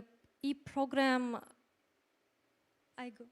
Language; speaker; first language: Korean; non-native, learner; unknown